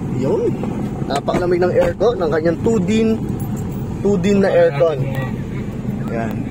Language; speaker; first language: Filipino; native; Filipino